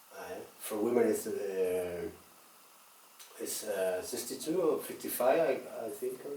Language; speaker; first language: English; non-native, learner; Spanish